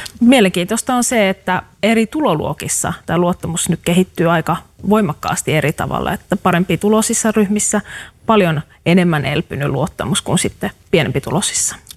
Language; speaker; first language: Finnish; native; Finnish